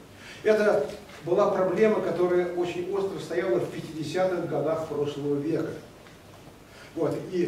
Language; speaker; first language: Russian; native; Russian